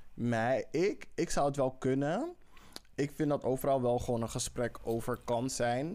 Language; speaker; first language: Dutch; native; Dutch